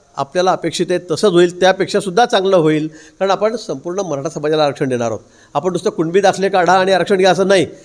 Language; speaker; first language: Marathi; native; Marathi